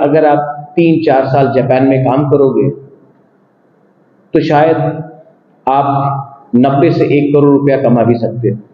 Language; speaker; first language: Hindi; non-native, local second language; Kok Borok